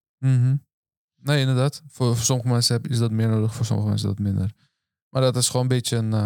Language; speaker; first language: Dutch; early bilingual, other home language; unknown